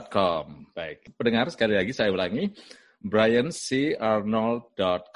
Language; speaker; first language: Indonesian; native; Indonesian